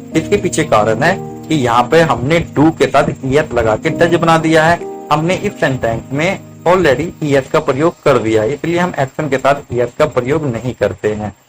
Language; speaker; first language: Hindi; native; Hindi